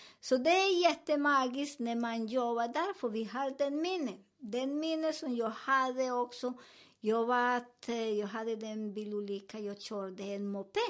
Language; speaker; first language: Swedish; non-native, fluent; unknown